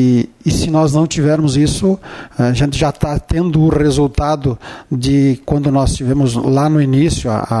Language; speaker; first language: Portuguese; native; Portuguese